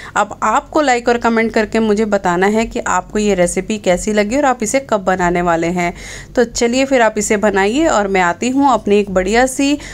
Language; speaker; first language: Hindi; non-native, local second language; Punjabi